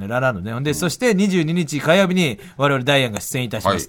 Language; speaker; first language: Japanese; native; Japanese